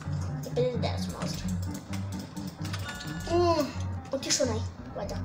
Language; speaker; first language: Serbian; early bilingual, heritage; Serbian